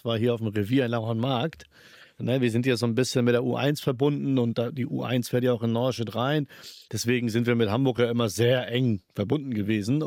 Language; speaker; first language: German; early bilingual, other home language; Urdu